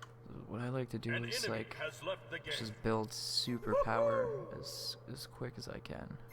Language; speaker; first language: English; native; English